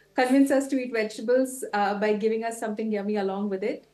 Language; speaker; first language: English; non-native, local second language; Tulu